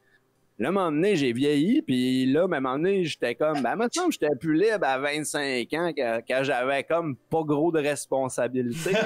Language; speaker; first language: French; native; French